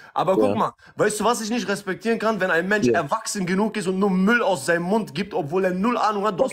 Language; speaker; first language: German; early bilingual, other home language; Kurdish